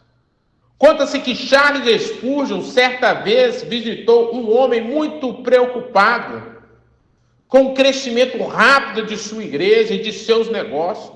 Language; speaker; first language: Portuguese; native; Portuguese